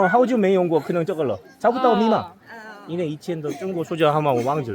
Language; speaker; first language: Chinese; non-native, fluent; Korean